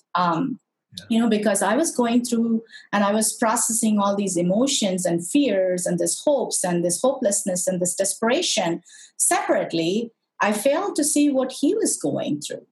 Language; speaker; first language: English; non-native, local second language; Tamil